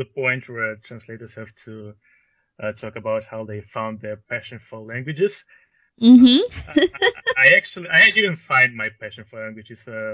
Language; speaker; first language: English; non-native, fluent; Russian